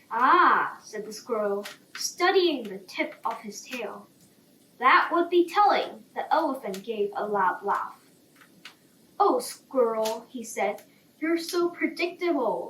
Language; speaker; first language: English; non-native, fluent; Korean